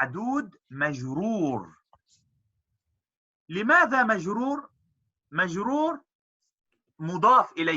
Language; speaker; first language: Arabic; non-native, fluent; English